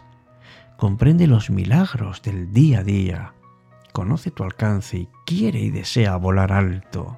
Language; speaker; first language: Spanish; native; Spanish